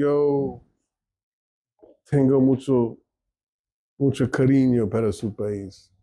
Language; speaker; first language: Spanish; non-native, fluent; English